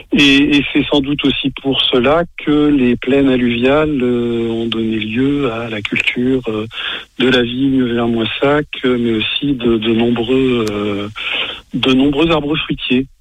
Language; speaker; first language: French; native; French